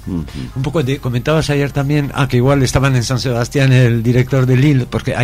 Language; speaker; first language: Spanish; native; Spanish